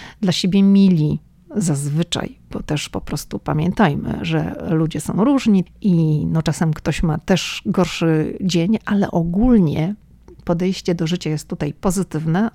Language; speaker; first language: Polish; native; Polish